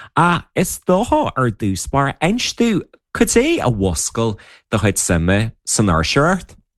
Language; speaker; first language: Irish; native; Irish